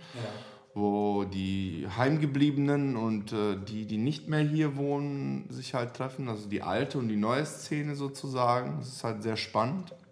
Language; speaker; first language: German; non-native, fluent; Serbian